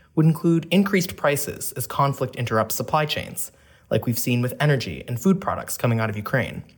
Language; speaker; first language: English; native; English